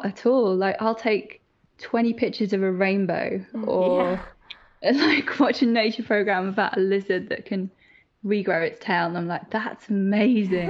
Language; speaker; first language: English; native; English